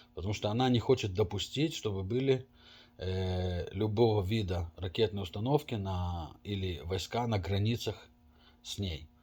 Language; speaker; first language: Russian; native; Russian